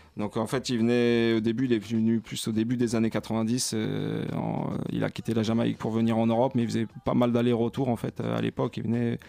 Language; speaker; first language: French; native; French